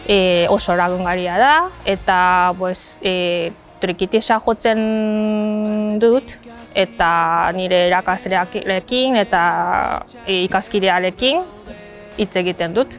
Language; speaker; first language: Basque; non-native, learner; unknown